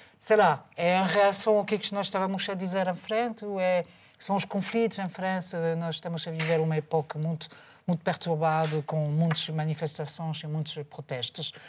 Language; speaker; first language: Portuguese; non-native, fluent; French